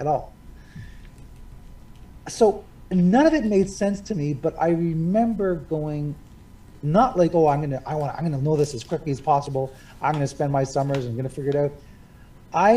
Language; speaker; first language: English; native; English